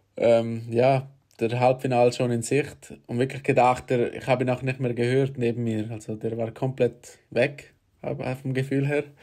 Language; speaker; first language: German; native; German